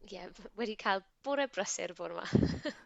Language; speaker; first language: Welsh; non-native, local second language; English